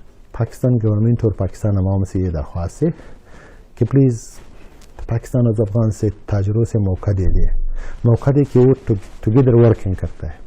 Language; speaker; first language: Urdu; non-native, learner; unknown